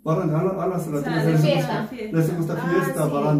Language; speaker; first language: Spanish; non-native, learner; Korean